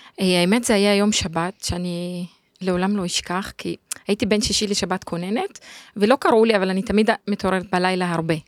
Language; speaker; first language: Hebrew; non-native, local second language; Arabic